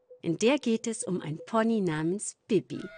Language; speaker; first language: German; native; German